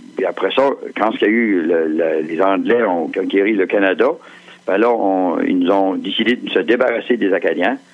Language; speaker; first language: French; native; French